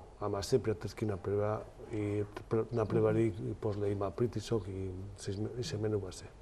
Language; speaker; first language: Macedonian; non-native, learner; Spanish